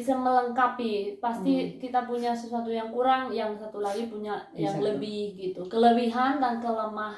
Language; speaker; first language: Indonesian; non-native, fluent; Spanish